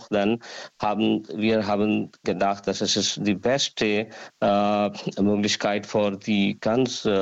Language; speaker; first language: German; non-native, learner; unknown